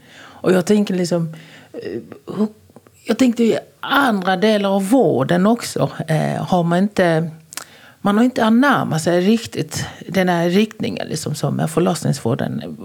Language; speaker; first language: Swedish; native; Swedish